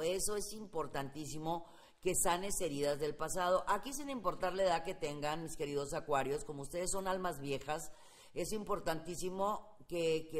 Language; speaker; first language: Spanish; native; Spanish